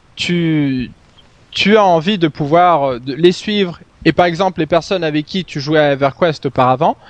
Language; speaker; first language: French; non-native, fluent; Swedish